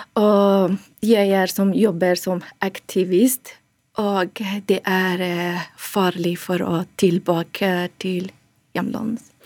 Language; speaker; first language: Norwegian; non-native, learner; Persian